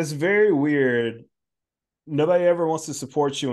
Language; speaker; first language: English; native; English